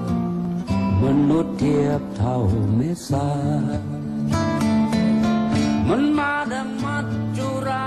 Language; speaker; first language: Thai; native; Thai